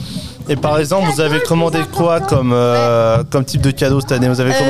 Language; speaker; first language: French; native; French